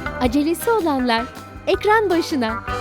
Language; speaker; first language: Turkish; native; Turkish